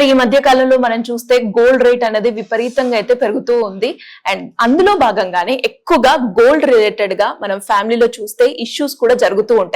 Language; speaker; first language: Telugu; native; Telugu